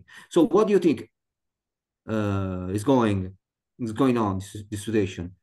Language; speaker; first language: English; non-native, learner; Italian